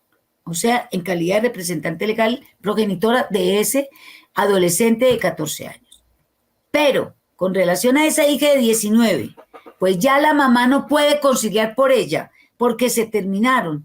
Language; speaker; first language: Spanish; native; Spanish